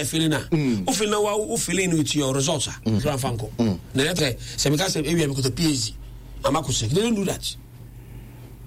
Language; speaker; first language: English; non-native, local second language; Akan